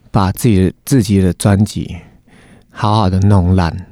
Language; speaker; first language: Chinese; non-native, local second language; Min Nan Chinese